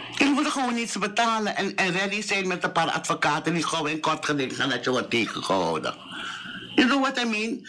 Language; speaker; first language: Dutch; native; Dutch